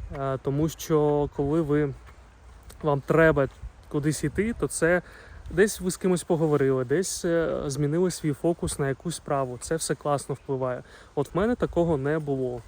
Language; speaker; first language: Ukrainian; non-native, local second language; Russian